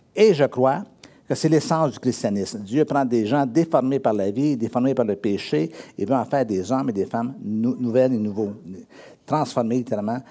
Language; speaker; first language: French; native; French